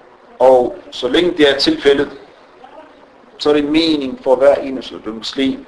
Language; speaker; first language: Danish; non-native, fluent; Arabic